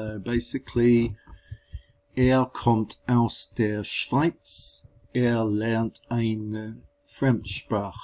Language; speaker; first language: German; non-native, fluent; English